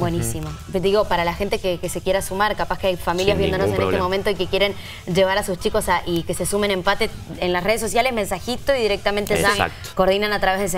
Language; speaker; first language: Spanish; native; Spanish